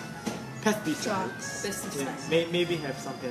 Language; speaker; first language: English; non-native, learner; Chinese